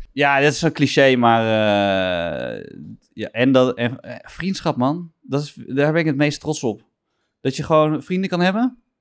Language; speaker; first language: Dutch; native; Dutch